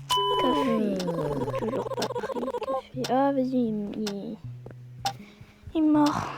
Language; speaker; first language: French; native; French